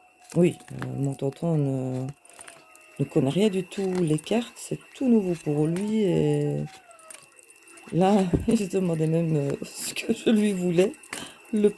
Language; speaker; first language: French; native; French